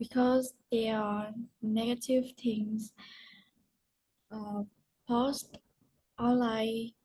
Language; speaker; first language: English; non-native, learner; Vietnamese